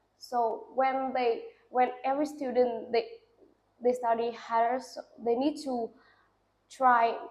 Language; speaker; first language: English; non-native, learner; Vietnamese